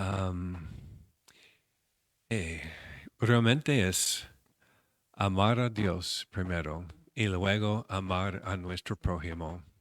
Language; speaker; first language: Spanish; non-native, fluent; English